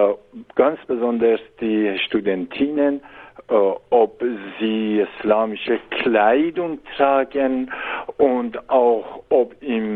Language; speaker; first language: German; non-native, learner; Persian